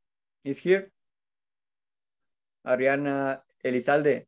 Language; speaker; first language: English; non-native, learner; Spanish